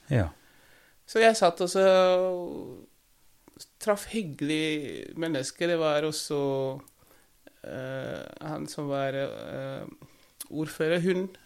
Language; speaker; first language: Norwegian; non-native, fluent; Wolof